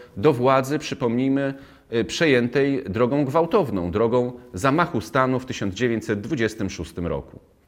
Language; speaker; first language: Polish; native; Polish